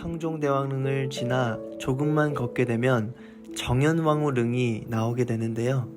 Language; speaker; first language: Korean; native; Korean